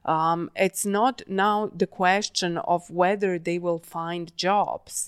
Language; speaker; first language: English; non-native, fluent; Serbian